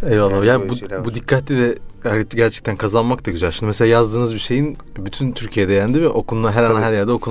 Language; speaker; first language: Turkish; native; Turkish